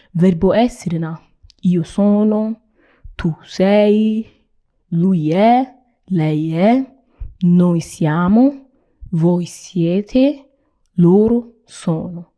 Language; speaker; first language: Italian; non-native, fluent; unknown